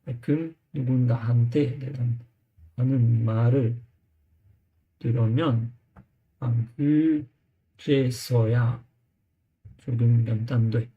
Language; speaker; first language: Korean; non-native, learner; English